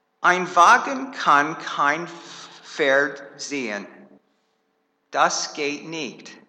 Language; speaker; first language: German; non-native, fluent; English